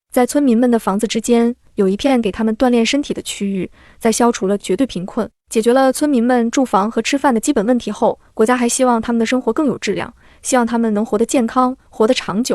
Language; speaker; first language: Chinese; native; Chinese